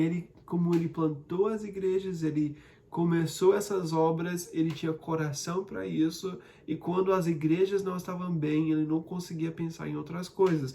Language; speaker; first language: Portuguese; non-native, fluent; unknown